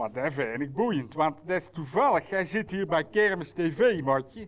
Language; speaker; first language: Dutch; native; Dutch